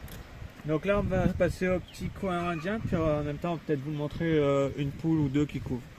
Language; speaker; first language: French; native; French